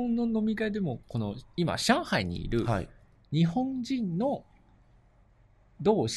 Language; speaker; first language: Japanese; native; Japanese